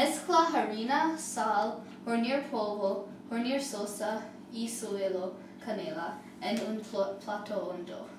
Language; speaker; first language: Spanish; non-native, learner; English